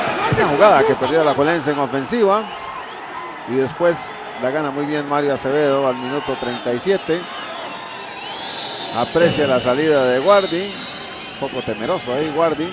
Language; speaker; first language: Spanish; native; Spanish